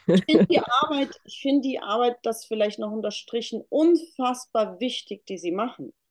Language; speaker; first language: German; early bilingual, other home language; Russian